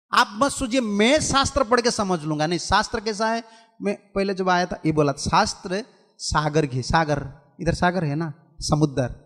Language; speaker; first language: Hindi; non-native, local second language; Odia